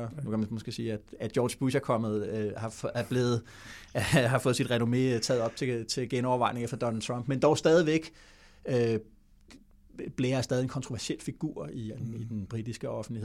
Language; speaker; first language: Danish; native; Danish